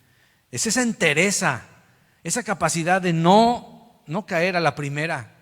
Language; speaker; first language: Spanish; native; Spanish